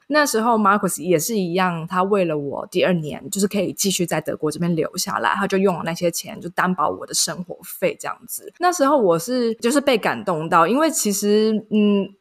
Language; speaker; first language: Chinese; native; Chinese